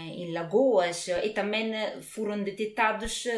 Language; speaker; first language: Portuguese; non-native, fluent; Italian